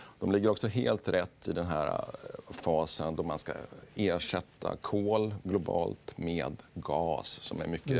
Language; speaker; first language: Swedish; native; Swedish